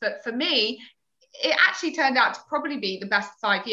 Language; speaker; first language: English; native; English